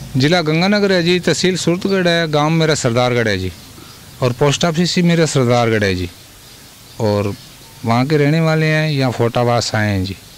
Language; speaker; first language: Hindi; native; Hindi